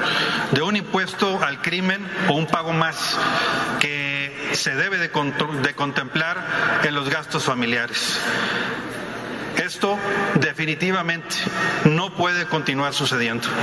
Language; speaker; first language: Spanish; native; Spanish